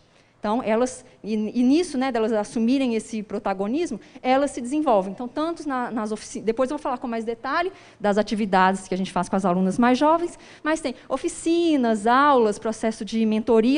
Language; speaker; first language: Portuguese; native; Portuguese